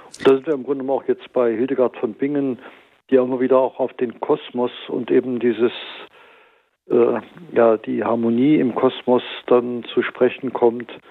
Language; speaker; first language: German; native; German